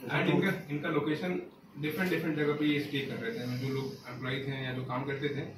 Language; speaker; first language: Hindi; non-native, local second language; Bangla